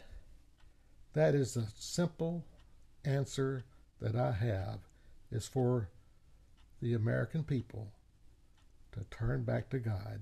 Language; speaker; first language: English; native; English